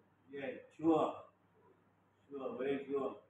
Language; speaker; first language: English; non-native, learner; Thai